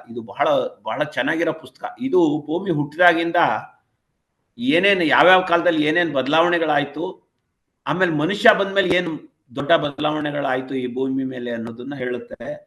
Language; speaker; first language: Kannada; non-native, local second language; Tamil